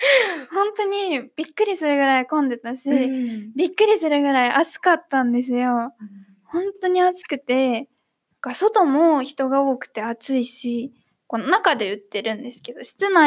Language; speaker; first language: Japanese; native; Japanese